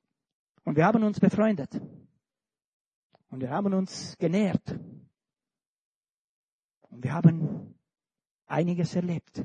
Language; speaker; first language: German; non-native, fluent; Romanian